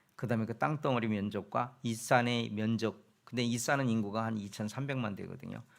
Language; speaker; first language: Korean; native; Korean